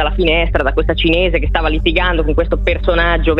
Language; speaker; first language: Italian; native; Italian